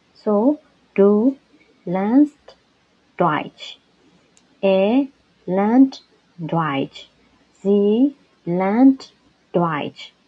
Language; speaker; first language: German; non-native, learner; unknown